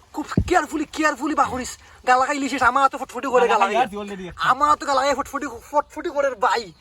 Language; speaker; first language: Bangla; non-native, local second language; Sylheti